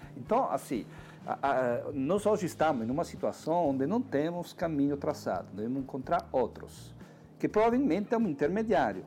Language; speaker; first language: Portuguese; non-native, fluent; Italian